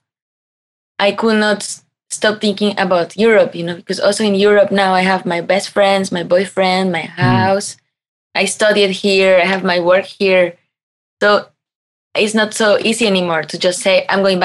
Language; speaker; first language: English; non-native, fluent; Spanish